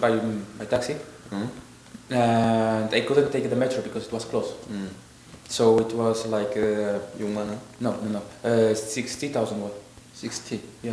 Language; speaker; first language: English; non-native, learner; Korean